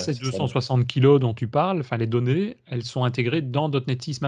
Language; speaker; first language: French; native; French